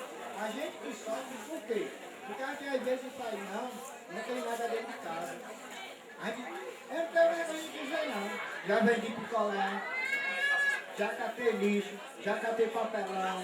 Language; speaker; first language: Portuguese; native; Portuguese